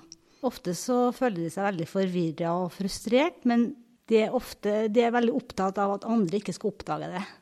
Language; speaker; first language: Norwegian; native; Norwegian